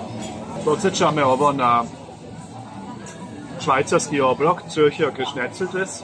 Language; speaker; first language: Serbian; non-native, fluent; German